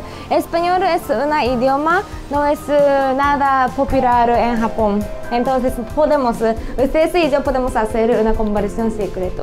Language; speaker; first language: Spanish; non-native, learner; Japanese